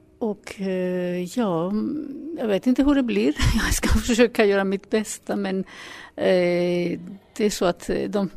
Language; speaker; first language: Swedish; non-native, fluent; Spanish